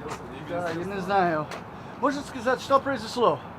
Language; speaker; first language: Russian; non-native, learner; English